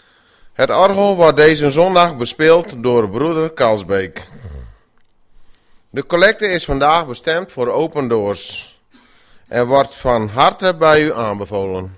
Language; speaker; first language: Dutch; native; Dutch